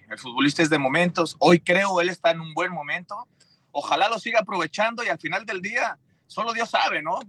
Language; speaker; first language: Spanish; native; Spanish